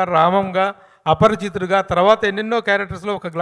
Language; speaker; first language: Telugu; native; Telugu